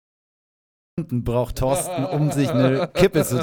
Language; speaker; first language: German; native; German